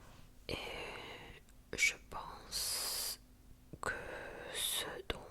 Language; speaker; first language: French; non-native, fluent; Japanese